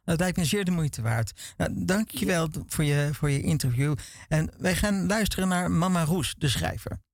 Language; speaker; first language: Dutch; native; Dutch